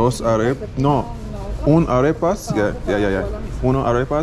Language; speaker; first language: Spanish; non-native, learner; English